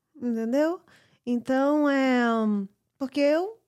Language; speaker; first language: Portuguese; early bilingual, heritage; English